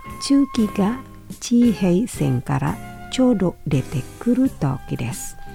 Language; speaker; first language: Japanese; non-native, fluent; Indonesian